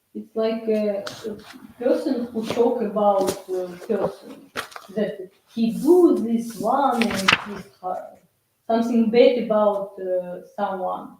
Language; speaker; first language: English; non-native, learner; Russian